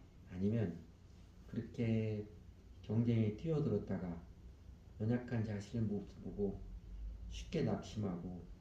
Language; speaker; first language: Korean; native; Korean